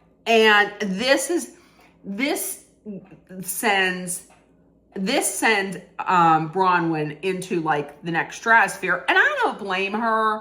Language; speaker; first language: English; native; English